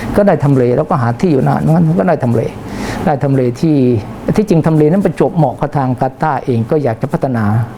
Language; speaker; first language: Thai; non-native, local second language; Malay